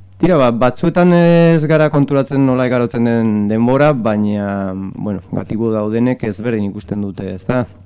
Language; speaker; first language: Basque; non-native, local second language; Spanish